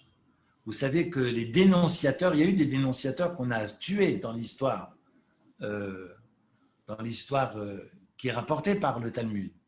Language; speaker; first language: French; native; French